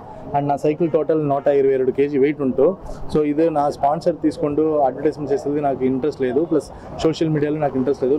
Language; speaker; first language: Telugu; non-native, learner; Tamil